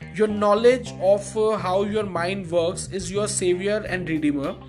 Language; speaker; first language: English; non-native, local second language; Hindi